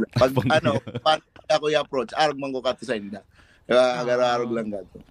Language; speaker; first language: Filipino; non-native, local second language; Bikol